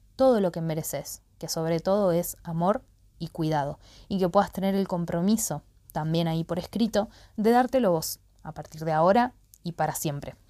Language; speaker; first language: Spanish; native; Spanish